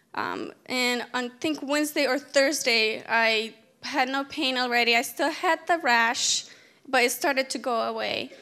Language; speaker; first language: English; native; English